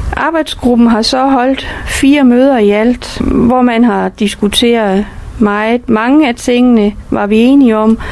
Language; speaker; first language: Danish; native; Danish